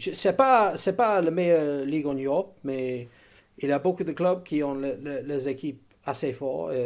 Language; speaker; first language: French; non-native, learner; English